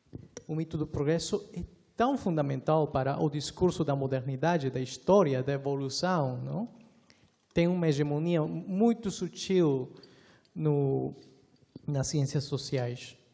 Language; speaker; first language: Portuguese; non-native, fluent; Spanish